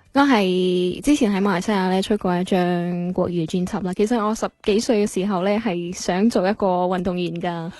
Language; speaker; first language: Cantonese; non-native, learner; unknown